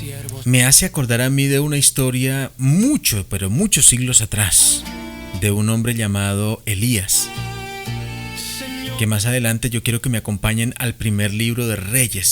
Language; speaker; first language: Spanish; native; Spanish